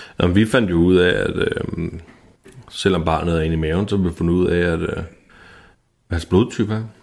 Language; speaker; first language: Danish; native; Danish